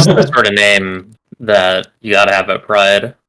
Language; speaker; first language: English; native; English